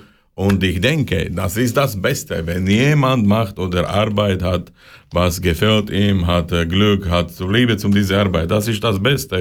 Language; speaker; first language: German; non-native, learner; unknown